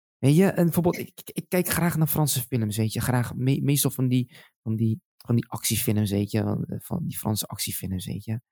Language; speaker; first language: Dutch; native; Dutch